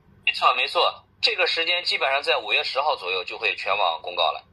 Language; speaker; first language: Chinese; native; Chinese